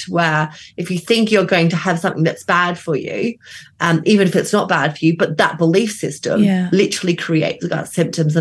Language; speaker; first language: English; native; English